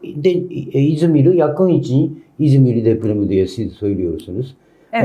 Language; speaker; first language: Turkish; non-native, learner; Japanese